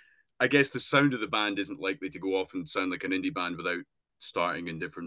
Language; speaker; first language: English; native; English